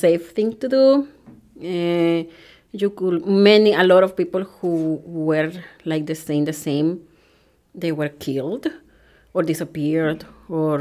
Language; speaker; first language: English; non-native, fluent; Spanish